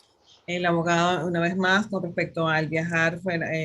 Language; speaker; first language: Spanish; native; Spanish